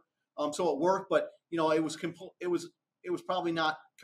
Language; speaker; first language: English; native; English